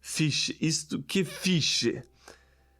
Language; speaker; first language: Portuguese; non-native, learner; German